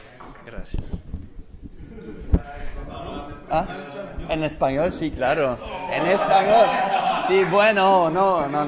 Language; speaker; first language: Spanish; non-native, learner; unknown